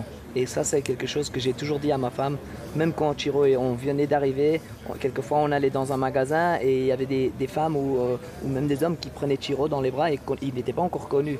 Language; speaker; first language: French; non-native, local second language; Dutch